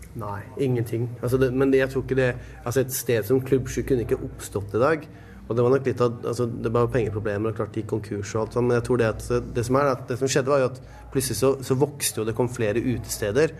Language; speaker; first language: Norwegian; native; Norwegian